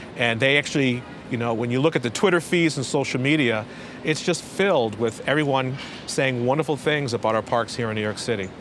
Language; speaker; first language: English; native; English